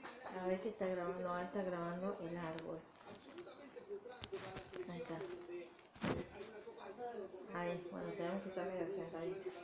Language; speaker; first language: Spanish; native; Spanish